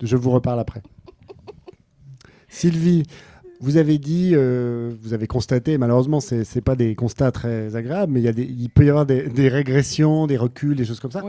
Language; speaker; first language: French; native; French